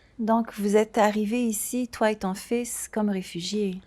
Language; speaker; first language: French; native; French